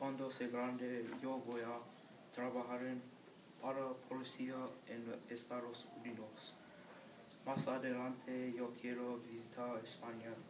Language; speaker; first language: Spanish; non-native, learner; English